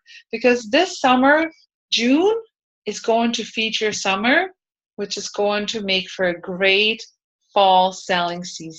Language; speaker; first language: English; native; English